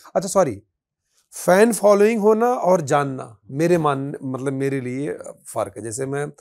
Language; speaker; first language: Hindi; native; Hindi